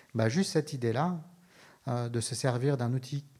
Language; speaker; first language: French; native; French